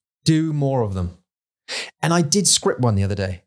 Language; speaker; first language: English; native; English